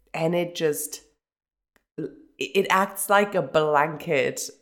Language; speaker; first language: English; early bilingual, other home language; German